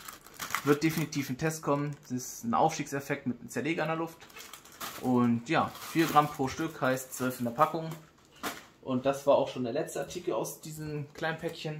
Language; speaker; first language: German; native; German